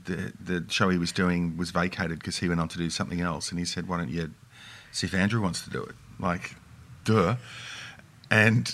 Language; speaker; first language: English; native; English